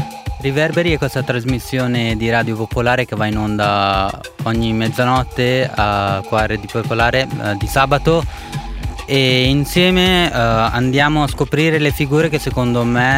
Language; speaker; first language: Italian; early bilingual, other home language; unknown